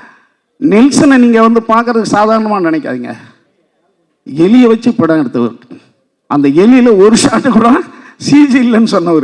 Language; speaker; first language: Tamil; native; Tamil